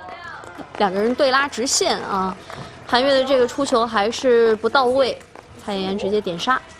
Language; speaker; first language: Chinese; native; Chinese